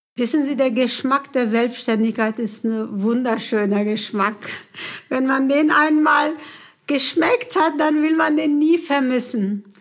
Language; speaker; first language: German; non-native, fluent; Kurdish